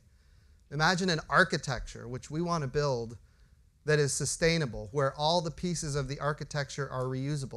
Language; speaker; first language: English; native; English